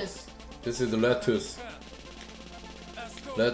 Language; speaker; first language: English; non-native, learner; Korean